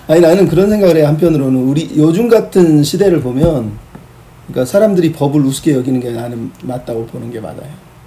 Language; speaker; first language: Korean; native; Korean